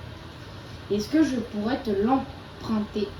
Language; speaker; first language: French; native; French